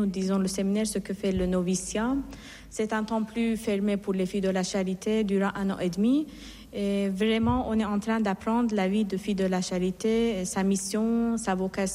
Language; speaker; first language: French; non-native, fluent; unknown